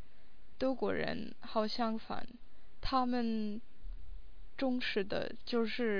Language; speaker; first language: Chinese; non-native, fluent; English